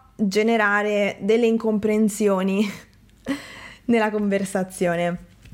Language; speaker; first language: Italian; native; Italian